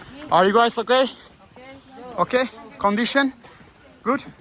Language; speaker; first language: English; non-native, learner; Turkish